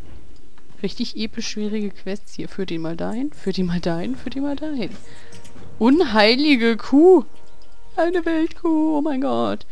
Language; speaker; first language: German; native; German